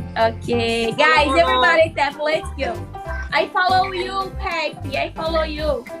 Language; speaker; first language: English; non-native, learner; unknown